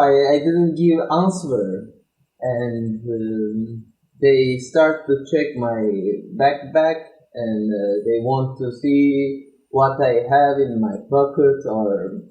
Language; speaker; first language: English; non-native, learner; Turkish